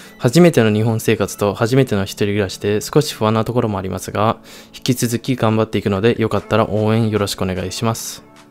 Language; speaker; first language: Japanese; early bilingual, heritage; Japanese